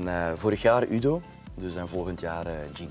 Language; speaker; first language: Dutch; native; Dutch